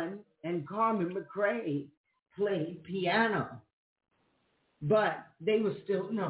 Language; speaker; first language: English; native; English